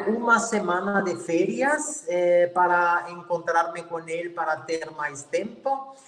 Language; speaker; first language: Spanish; non-native, fluent; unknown